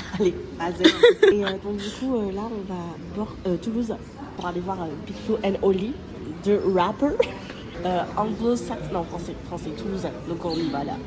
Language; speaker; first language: French; native; French